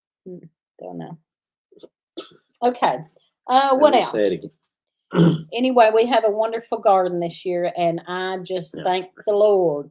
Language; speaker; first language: English; native; English